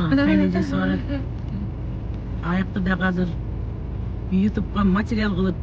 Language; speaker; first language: Kyrgyz; native; Kyrgyz